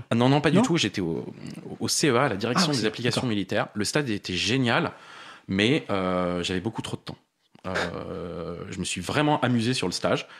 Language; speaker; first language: French; native; French